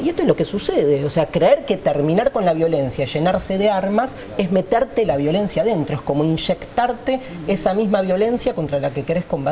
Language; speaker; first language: Spanish; native; Spanish